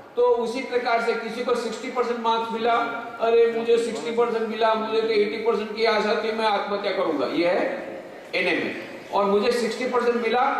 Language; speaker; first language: Hindi; non-native, local second language; Gujarati